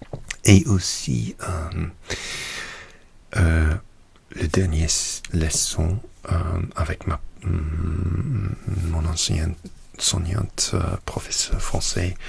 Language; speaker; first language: French; non-native, learner; English